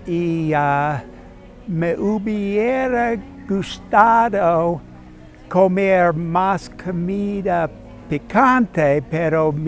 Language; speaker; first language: Spanish; non-native, learner; English